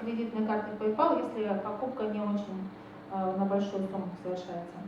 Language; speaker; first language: Russian; native; Russian